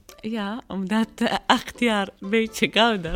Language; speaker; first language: Dutch; non-native, learner; Arabic